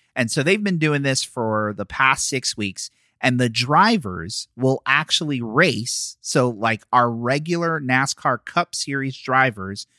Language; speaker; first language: English; native; English